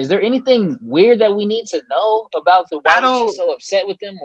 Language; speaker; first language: English; native; English